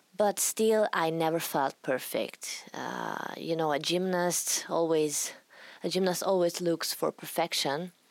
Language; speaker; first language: English; non-native, fluent; Italian